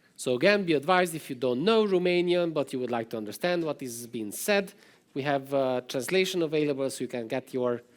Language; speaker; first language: English; non-native, fluent; Romanian